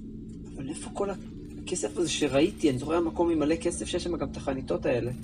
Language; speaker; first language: Hebrew; native; Hebrew